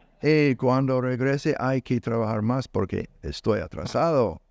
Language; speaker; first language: Spanish; non-native, learner; English